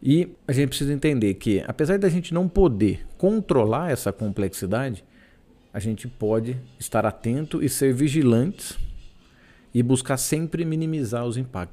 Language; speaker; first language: Portuguese; native; Portuguese